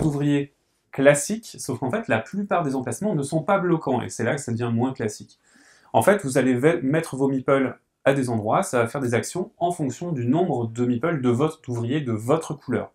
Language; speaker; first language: French; native; French